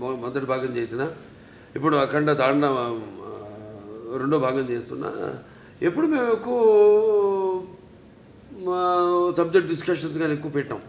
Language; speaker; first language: Telugu; native; Telugu